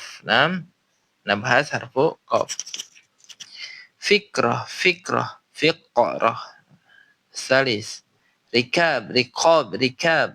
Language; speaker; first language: Arabic; non-native, fluent; Indonesian